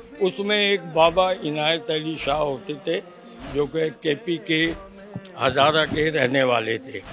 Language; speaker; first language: Urdu; native; Urdu